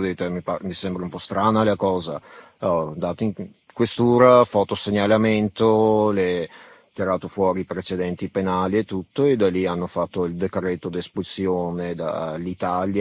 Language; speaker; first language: Italian; early bilingual, other home language; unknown